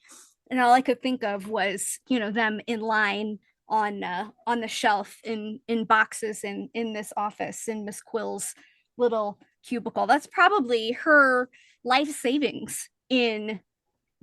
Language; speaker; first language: English; native; English